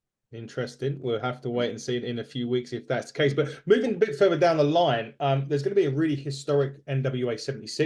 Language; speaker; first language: English; native; English